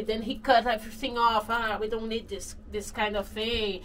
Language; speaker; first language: English; non-native, fluent; Portuguese